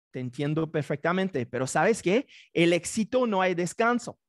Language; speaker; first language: Spanish; non-native, fluent; English